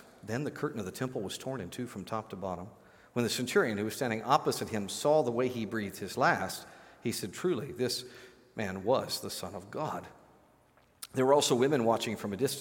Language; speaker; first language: English; native; English